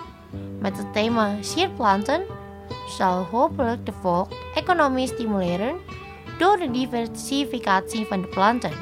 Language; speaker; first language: Dutch; non-native, fluent; Indonesian